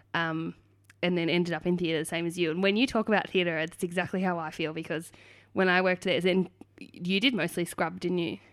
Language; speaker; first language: English; native; English